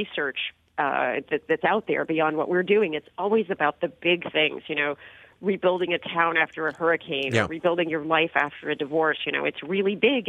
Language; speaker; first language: English; native; English